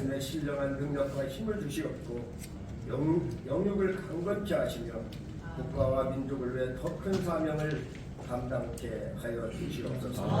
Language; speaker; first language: Korean; native; Korean